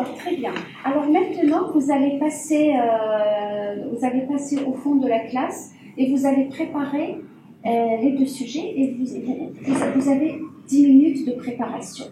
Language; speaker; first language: French; non-native, fluent; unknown